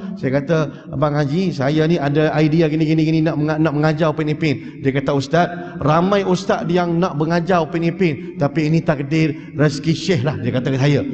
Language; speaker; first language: Malay; early bilingual, heritage; Malay